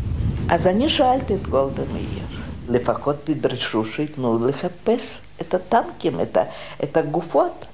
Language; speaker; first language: Hebrew; non-native, fluent; Russian